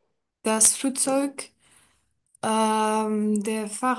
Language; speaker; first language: German; non-native, learner; French